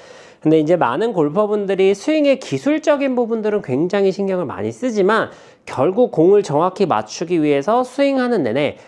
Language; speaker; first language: Korean; native; Korean